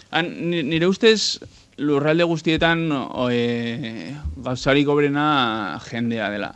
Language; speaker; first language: Basque; non-native, local second language; Spanish